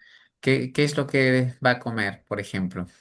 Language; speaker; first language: Spanish; native; Spanish